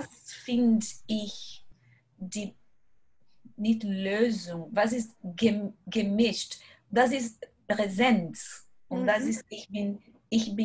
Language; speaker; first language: German; non-native, learner; Portuguese